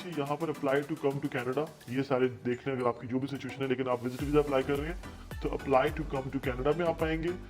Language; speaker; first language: Urdu; non-native, local second language; Punjabi